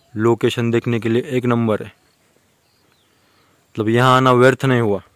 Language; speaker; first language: Hindi; non-native, local second language; Marathi